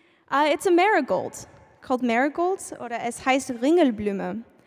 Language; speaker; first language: German; non-native, learner; English